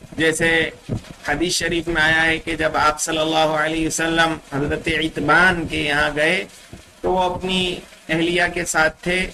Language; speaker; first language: Urdu; native; Urdu